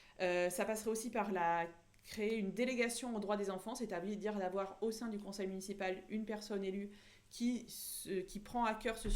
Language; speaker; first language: French; native; French